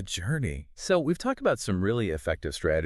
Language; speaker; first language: English; native; English